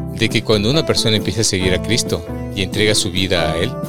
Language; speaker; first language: Spanish; native; Spanish